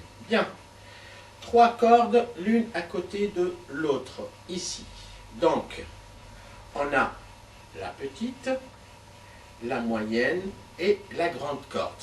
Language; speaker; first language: French; native; French